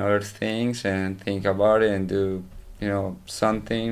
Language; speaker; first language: English; non-native, learner; Spanish